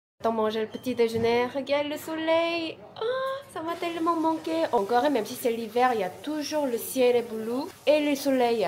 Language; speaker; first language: French; non-native, fluent; Korean